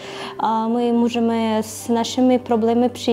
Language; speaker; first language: Czech; non-native, learner; Ukrainian